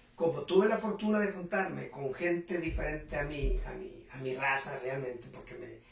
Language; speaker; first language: Spanish; non-native, local second language; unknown